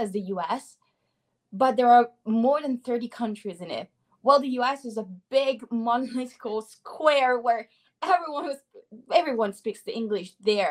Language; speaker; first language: English; non-native, fluent; Italian